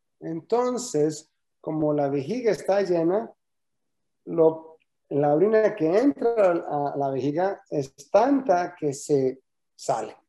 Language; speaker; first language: Spanish; early bilingual, heritage; Spanish